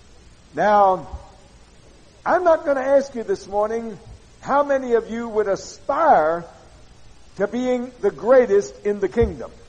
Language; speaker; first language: English; native; English